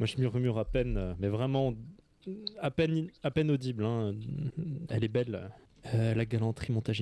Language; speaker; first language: French; native; French